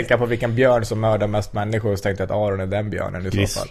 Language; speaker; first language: Swedish; native; Swedish